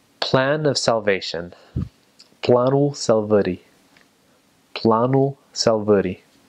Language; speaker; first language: Romanian; non-native, fluent; English